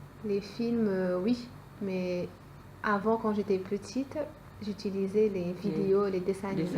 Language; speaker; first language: French; native; French